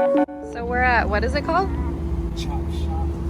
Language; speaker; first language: English; native; English